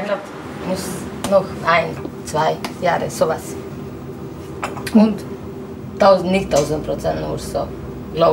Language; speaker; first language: German; non-native, learner; Romanian